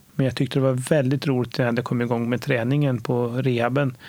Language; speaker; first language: Swedish; native; Swedish